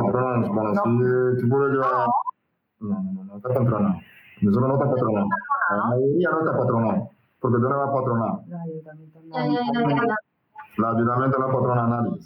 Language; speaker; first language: Spanish; non-native, learner; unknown